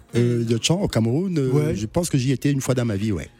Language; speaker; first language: French; non-native, local second language; Duala